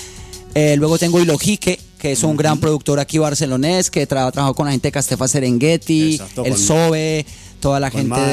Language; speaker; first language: Spanish; native; Spanish